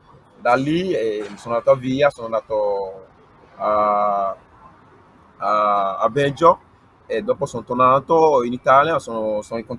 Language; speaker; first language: Italian; non-native, learner; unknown